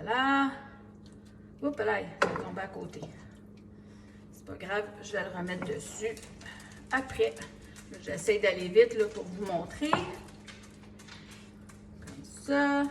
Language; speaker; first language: French; native; French